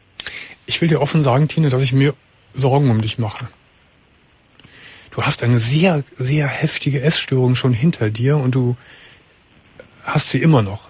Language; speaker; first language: German; native; German